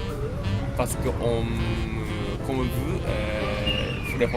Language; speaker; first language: French; non-native, learner; Japanese